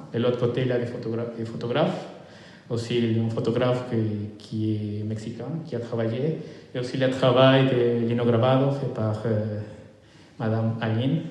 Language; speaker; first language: French; non-native, fluent; Spanish